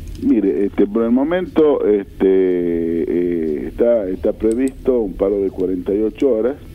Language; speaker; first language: Spanish; native; Spanish